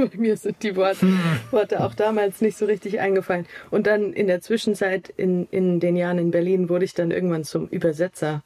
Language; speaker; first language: German; early bilingual, heritage; English